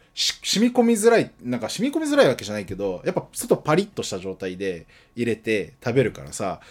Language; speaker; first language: Japanese; native; Japanese